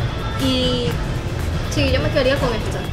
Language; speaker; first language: Spanish; native; Spanish